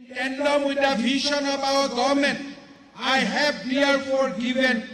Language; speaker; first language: English; non-native, local second language; Assamese